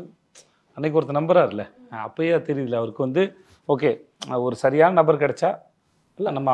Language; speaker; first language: Tamil; native; Tamil